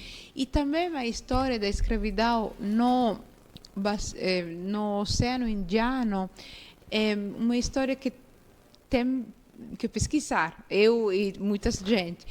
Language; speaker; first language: Portuguese; non-native, fluent; Italian